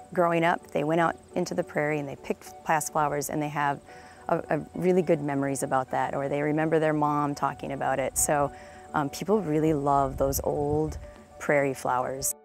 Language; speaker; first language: English; native; English